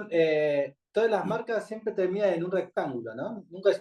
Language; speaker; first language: Spanish; native; Spanish